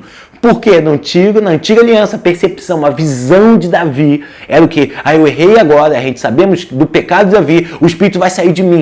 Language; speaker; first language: Portuguese; native; Portuguese